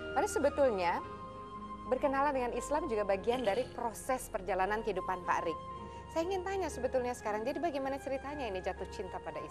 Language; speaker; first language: Indonesian; native; Indonesian